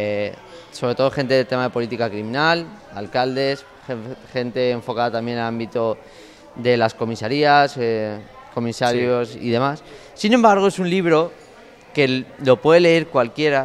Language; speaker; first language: Spanish; native; Spanish